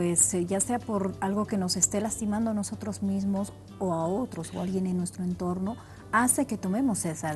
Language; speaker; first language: Spanish; native; Spanish